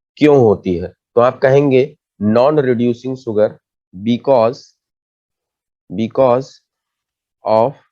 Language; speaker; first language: Hindi; native; Hindi